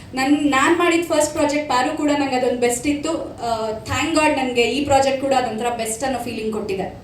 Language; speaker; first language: Kannada; native; Kannada